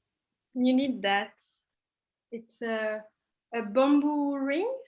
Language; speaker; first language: English; non-native, learner; French